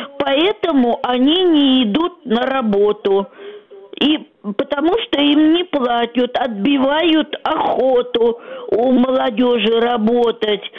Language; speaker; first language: Russian; native; Russian